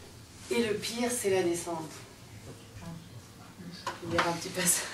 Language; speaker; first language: French; native; French